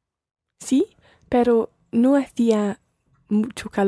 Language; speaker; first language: Spanish; non-native, learner; English